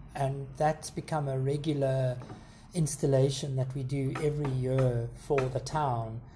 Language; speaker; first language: English; native; English